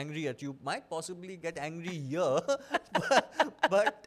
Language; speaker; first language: English; non-native, local second language; Bangla